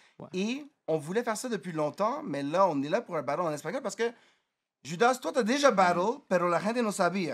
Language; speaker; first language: French; native; French